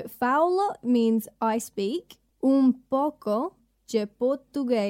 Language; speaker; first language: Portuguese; non-native, learner; English